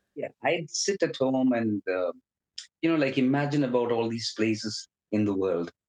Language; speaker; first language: English; non-native, local second language; Malayalam